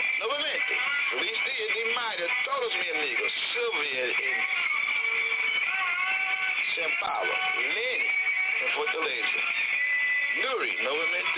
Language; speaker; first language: Portuguese; non-native, learner; English